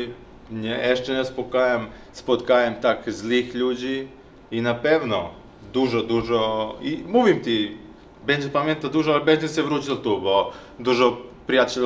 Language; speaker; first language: Polish; non-native, learner; Serbian